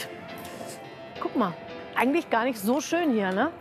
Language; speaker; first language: German; native; German